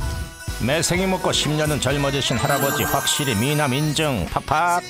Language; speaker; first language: Korean; native; Korean